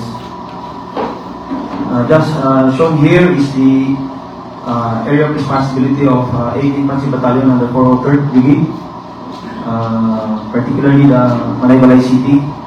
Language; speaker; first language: English; non-native, local second language; Cebuano